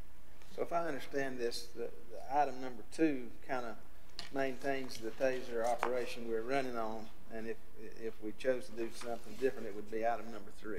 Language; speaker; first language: English; native; English